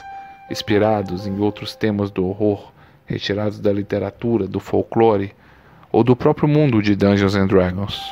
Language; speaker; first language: Portuguese; native; Portuguese